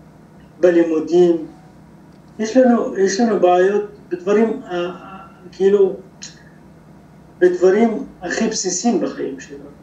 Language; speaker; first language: Hebrew; non-native, local second language; Arabic